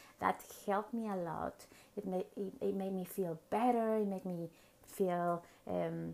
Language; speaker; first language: English; non-native, fluent; Spanish